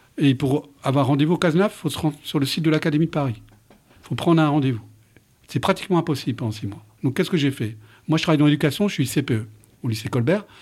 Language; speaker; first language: French; native; French